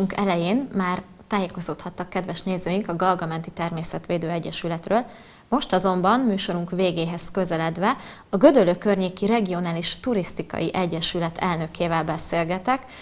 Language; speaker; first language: Hungarian; native; Hungarian